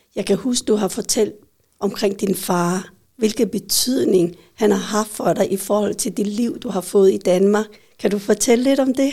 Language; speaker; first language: Danish; early bilingual, other home language; Vietnamese